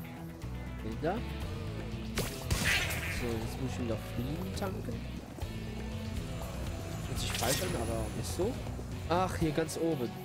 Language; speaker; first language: German; native; German